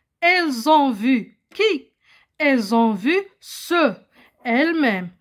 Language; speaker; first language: French; non-native, local second language; Arabic